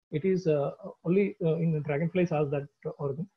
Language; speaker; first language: English; non-native, local second language; Malayalam